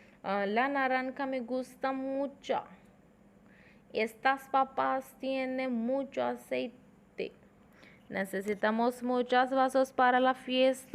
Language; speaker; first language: Spanish; non-native, learner; Hindi